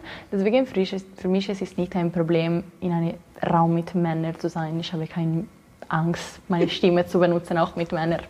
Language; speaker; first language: German; non-native, learner; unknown